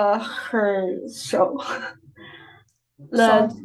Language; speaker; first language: French; non-native, learner; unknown